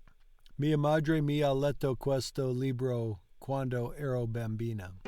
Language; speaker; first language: Italian; non-native, learner; English